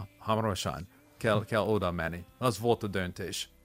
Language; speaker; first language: Hungarian; non-native, learner; English